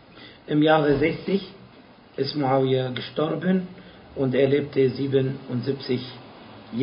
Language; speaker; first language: German; non-native, fluent; Arabic